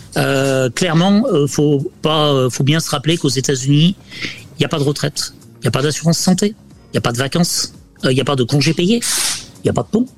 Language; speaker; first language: French; native; French